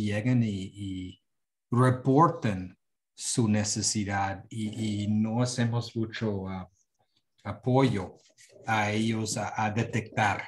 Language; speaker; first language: Spanish; non-native, fluent; English